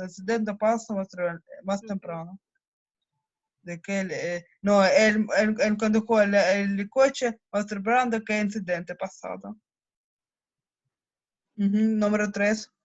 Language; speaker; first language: Spanish; non-native, learner; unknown